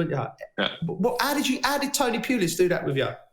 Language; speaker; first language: English; native; English